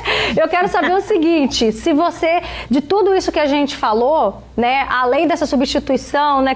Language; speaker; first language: Portuguese; native; Portuguese